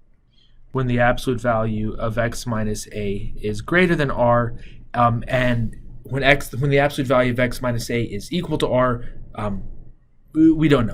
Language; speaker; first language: English; native; English